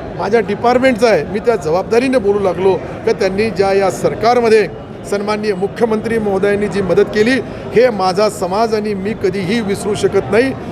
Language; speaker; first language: Marathi; non-native, local second language; Urdu